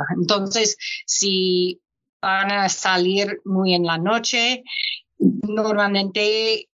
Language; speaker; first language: Spanish; non-native, fluent; English